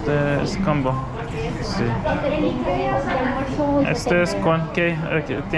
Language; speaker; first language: Spanish; non-native, learner; English